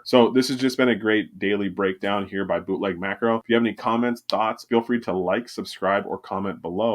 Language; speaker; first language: English; native; English